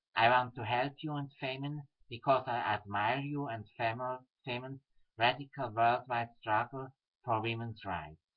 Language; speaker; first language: English; non-native, fluent; Swiss German